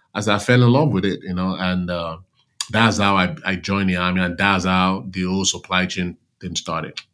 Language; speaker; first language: English; non-native, local second language; Yoruba